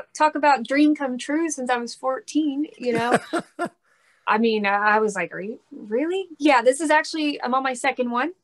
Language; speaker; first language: English; native; English